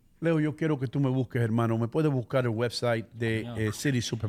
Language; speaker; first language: Spanish; native; Spanish